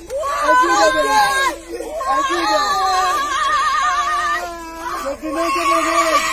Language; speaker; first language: Portuguese; non-native, learner; Haitian Creole